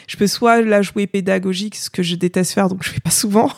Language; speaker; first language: French; native; French